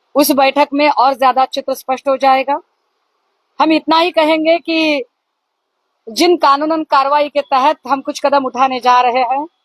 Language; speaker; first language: Hindi; non-native, local second language; Marathi